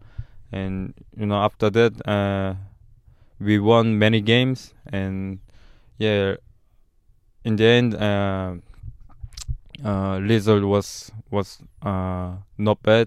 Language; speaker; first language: English; non-native, learner; Korean